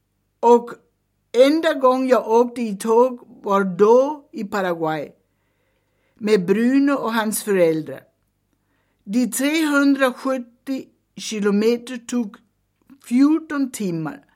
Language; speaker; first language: Swedish; early bilingual, heritage; Swedish